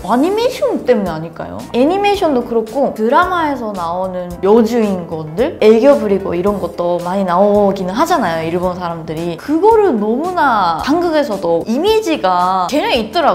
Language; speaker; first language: Korean; non-native, fluent; Japanese